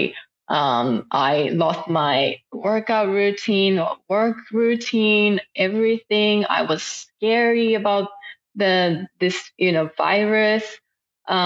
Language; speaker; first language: English; non-native, fluent; Japanese